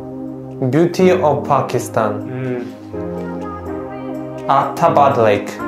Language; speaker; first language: English; non-native, learner; Korean